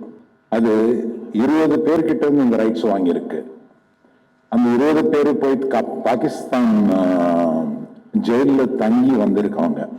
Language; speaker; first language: Tamil; non-native, local second language; Telugu